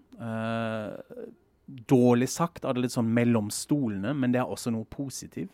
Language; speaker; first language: Norwegian; non-native, fluent; German